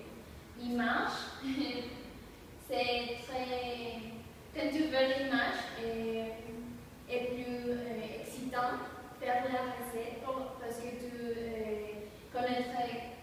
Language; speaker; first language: French; non-native, learner; Spanish